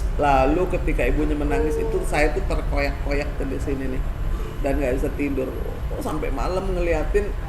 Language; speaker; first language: Indonesian; native; Indonesian